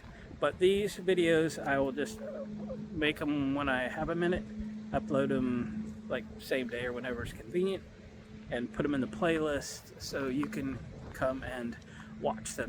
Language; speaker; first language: English; native; English